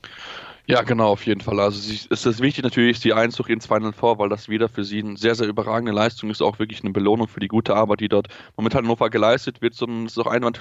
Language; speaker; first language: German; native; German